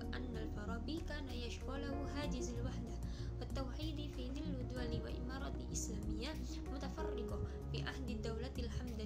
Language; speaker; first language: Arabic; non-native, learner; Indonesian